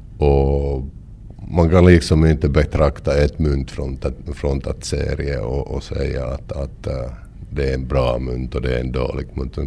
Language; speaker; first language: Swedish; non-native, local second language; Finnish